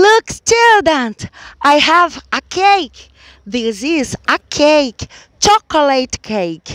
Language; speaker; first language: English; non-native, fluent; Portuguese